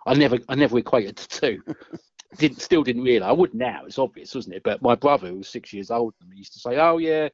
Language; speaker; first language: English; native; English